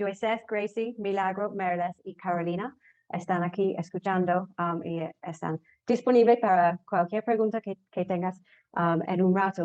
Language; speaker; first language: Spanish; non-native, fluent; English